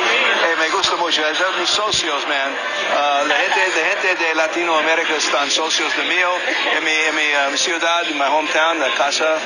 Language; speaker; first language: Spanish; non-native, learner; English